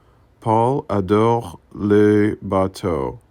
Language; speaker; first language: French; non-native, learner; English